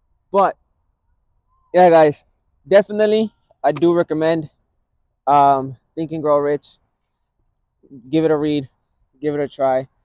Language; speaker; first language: English; early bilingual, other home language; Spanish